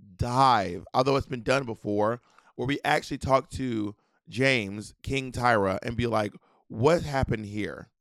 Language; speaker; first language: English; native; English